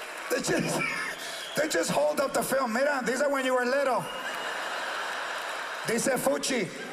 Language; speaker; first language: English; early bilingual, other home language; Spanish